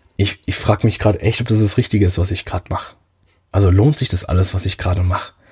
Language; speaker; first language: German; early bilingual, other home language; Italian